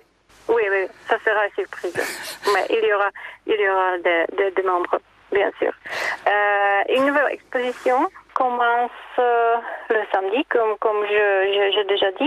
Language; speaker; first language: French; non-native, fluent; Czech